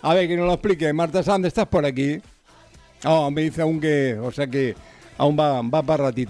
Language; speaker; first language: Spanish; native; Spanish